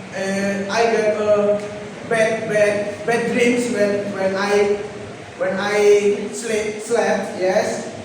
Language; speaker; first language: English; non-native, learner; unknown